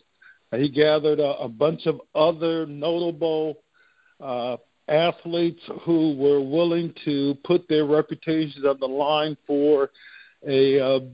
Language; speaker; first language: English; native; English